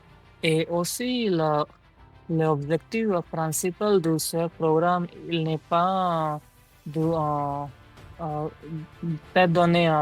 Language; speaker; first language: French; non-native, learner; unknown